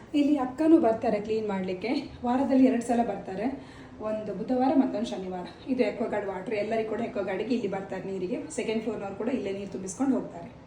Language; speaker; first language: Kannada; non-native, local second language; Tulu